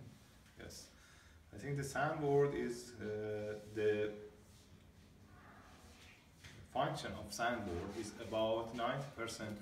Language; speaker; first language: English; non-native, learner; Persian